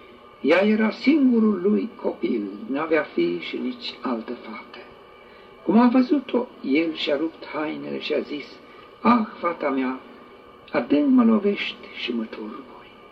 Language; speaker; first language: Romanian; native; Romanian